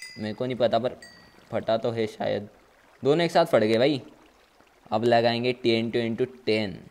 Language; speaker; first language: Hindi; non-native, local second language; Marathi